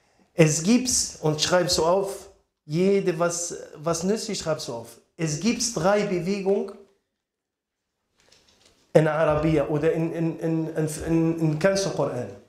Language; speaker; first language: German; non-native, learner; Arabic